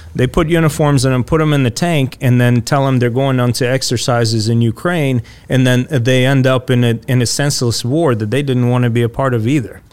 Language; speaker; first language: English; early bilingual, other home language; Russian